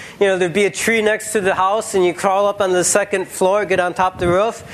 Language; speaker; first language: English; native; English